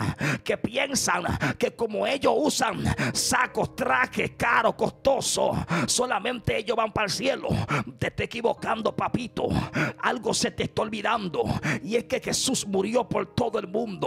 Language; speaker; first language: Spanish; native; Spanish